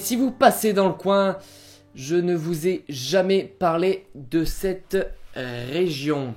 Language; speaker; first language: French; native; French